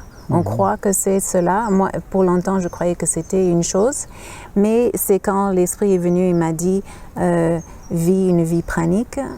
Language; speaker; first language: French; non-native, fluent; English